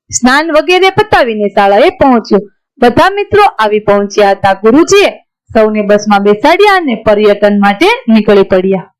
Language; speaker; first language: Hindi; non-native, local second language; Gujarati